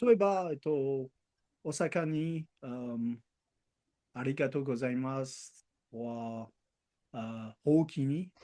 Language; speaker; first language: Japanese; non-native, learner; Spanish